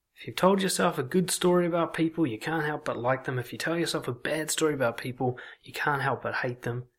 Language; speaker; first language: English; native; English